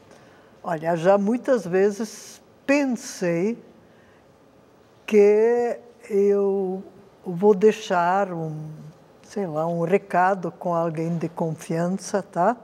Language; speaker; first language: Portuguese; non-native, fluent; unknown